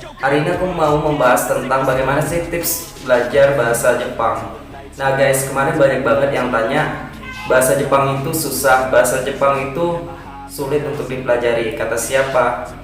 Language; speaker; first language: Indonesian; native; Indonesian